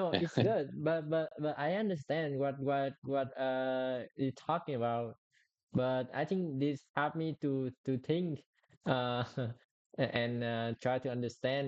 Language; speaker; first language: English; non-native, learner; Vietnamese